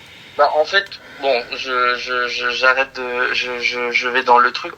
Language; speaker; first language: French; native; French